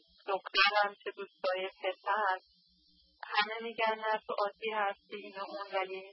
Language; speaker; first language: Persian; early bilingual, heritage; Persian